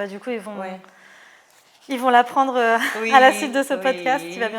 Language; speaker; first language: French; native; French